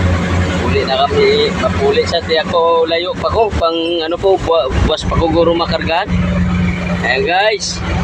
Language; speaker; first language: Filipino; non-native, local second language; Hiligaynon